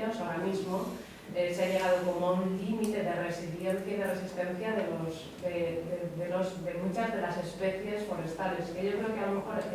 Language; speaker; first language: Spanish; native; Spanish